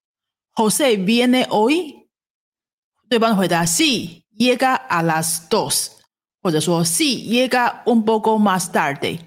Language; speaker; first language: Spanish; non-native, fluent; Chinese